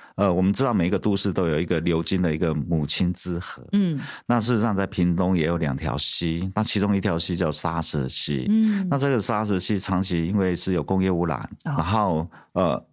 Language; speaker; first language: Chinese; native; Chinese